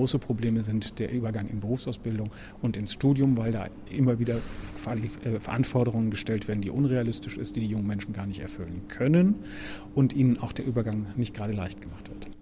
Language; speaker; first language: German; native; German